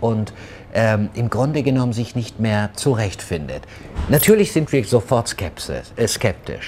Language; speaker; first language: German; early bilingual, other home language; Turkish